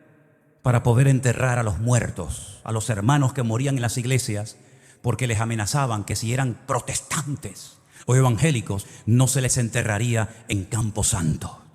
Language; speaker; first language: Spanish; native; Spanish